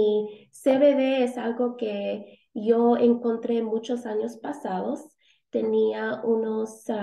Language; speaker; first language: Spanish; early bilingual, heritage; Spanish